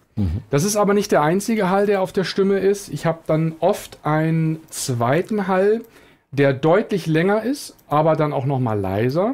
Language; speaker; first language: German; native; German